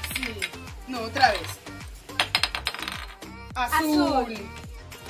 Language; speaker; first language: Spanish; native; Spanish